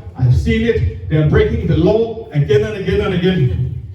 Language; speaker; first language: English; non-native, fluent; Danish